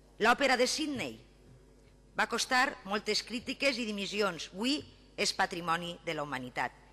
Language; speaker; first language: Catalan; native; Catalan